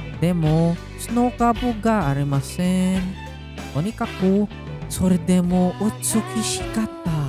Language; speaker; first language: Japanese; non-native, learner; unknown